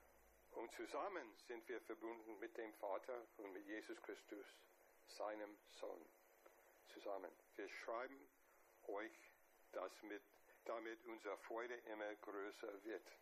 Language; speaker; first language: German; non-native, fluent; English